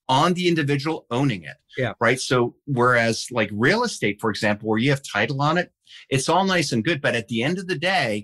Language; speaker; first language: English; non-native, fluent; Danish